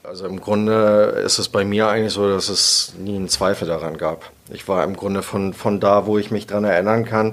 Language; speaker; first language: German; native; German